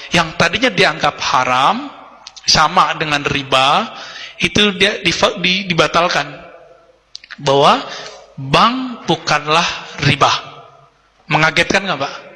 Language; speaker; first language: Indonesian; native; Indonesian